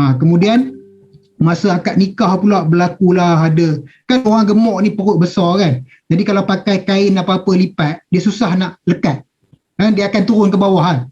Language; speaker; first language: Malay; native; Malay